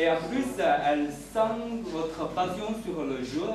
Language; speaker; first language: French; non-native, fluent; Chinese